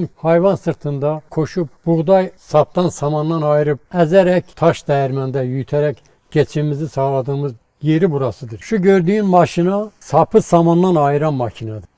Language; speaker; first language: Turkish; native; Turkish